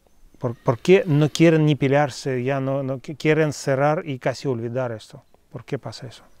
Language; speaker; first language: Spanish; non-native, fluent; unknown